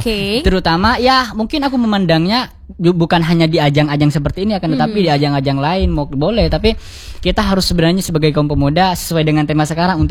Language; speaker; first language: Indonesian; native; Indonesian